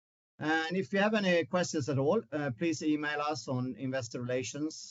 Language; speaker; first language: English; non-native, fluent; Swedish